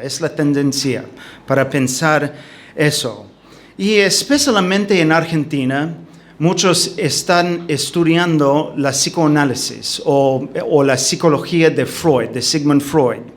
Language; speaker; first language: Spanish; non-native, fluent; English